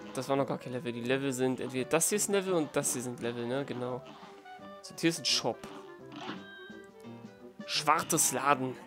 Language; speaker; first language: German; native; German